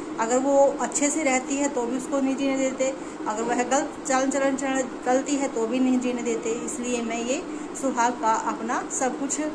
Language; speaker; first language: Hindi; native; Hindi